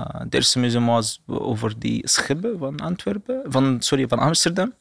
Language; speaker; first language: Dutch; non-native, learner; Arabic